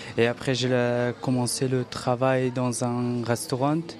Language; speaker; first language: French; non-native, learner; Persian